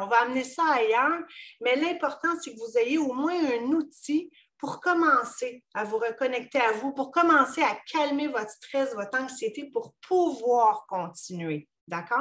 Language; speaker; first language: French; native; French